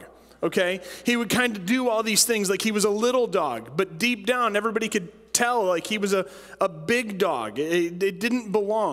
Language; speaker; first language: English; native; English